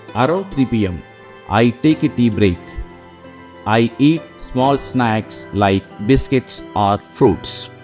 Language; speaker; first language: English; non-native, local second language; Telugu